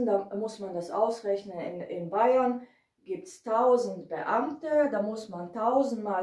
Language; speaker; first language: German; non-native, fluent; Hungarian